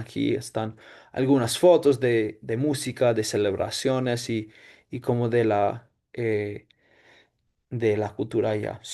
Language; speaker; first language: Spanish; non-native, fluent; English